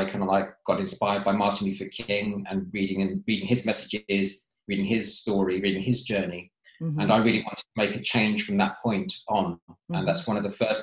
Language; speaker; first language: English; native; English